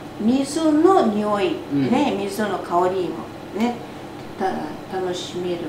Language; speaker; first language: Japanese; non-native, fluent; Portuguese